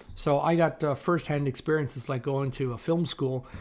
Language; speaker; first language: English; native; English